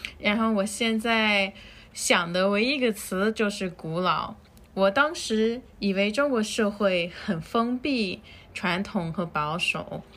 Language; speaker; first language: Chinese; non-native, fluent; Spanish